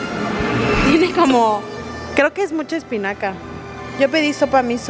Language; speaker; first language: Spanish; native; Spanish